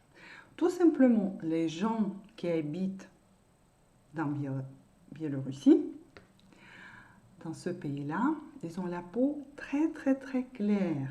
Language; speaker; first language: French; non-native, fluent; Russian